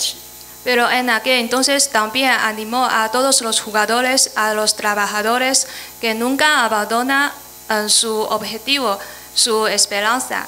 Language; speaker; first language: Spanish; non-native, fluent; Chinese